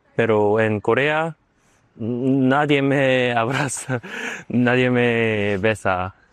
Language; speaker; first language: Spanish; non-native, learner; Korean